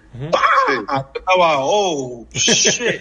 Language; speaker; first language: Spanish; early bilingual, heritage; English